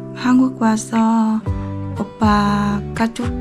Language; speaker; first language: Korean; non-native, learner; Vietnamese